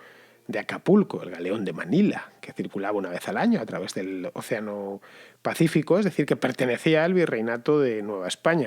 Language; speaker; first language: Spanish; native; Spanish